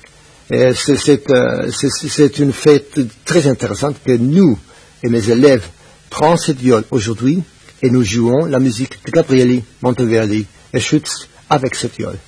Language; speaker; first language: French; non-native, fluent; Spanish